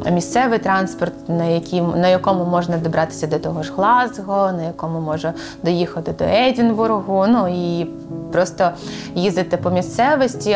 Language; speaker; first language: Ukrainian; native; Ukrainian